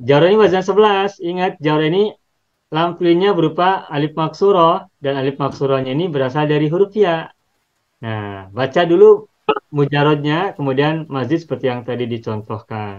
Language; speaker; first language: Indonesian; native; Indonesian